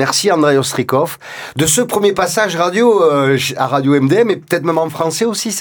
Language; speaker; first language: French; native; French